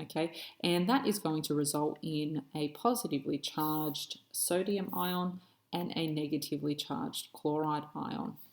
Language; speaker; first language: English; native; English